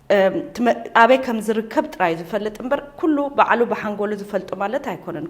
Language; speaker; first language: Tigrinya; early bilingual, heritage; Tigrinya